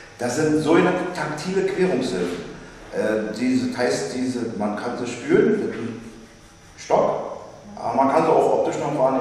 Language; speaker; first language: German; native; German